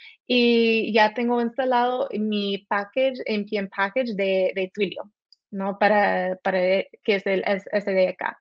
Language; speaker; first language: Spanish; early bilingual, heritage; Spanish